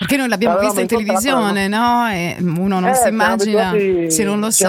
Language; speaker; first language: Italian; native; Italian